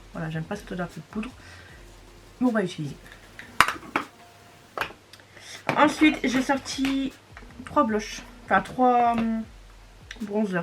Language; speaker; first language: French; native; French